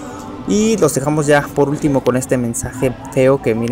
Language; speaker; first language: Spanish; native; Spanish